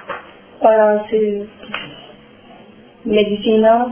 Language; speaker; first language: Spanish; non-native, learner; Romanian